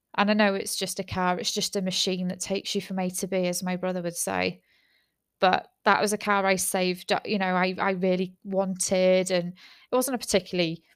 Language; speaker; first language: English; native; English